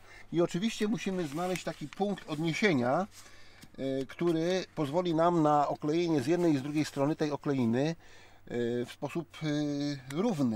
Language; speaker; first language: Polish; native; Polish